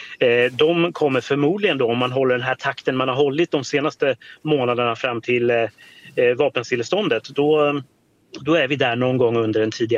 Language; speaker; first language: Swedish; native; Swedish